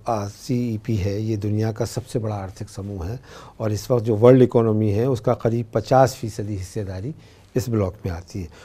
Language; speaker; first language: Hindi; native; Hindi